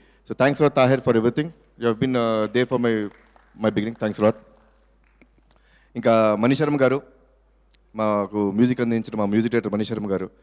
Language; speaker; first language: Telugu; native; Telugu